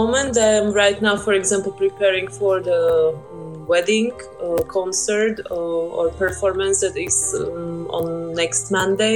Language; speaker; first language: English; non-native, fluent; Slovak